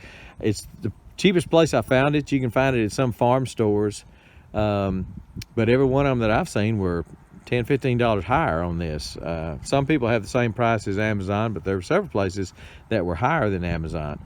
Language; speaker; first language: English; native; English